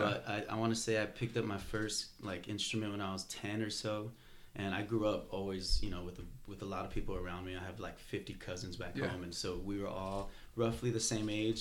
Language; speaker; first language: English; native; English